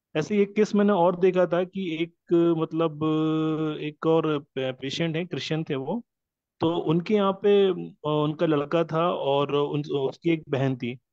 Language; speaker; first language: Hindi; non-native, local second language; Marathi